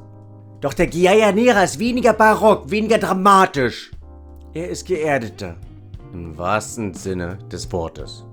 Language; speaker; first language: German; native; German